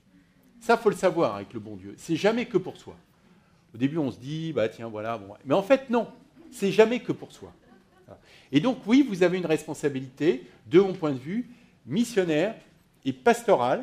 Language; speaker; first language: French; native; French